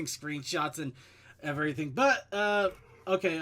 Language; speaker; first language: English; native; English